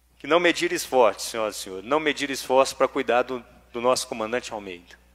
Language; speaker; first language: Portuguese; native; Portuguese